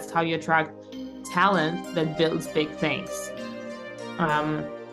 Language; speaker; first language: English; non-native, fluent; Russian